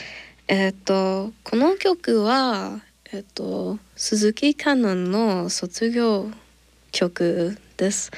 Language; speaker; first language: Japanese; non-native, learner; English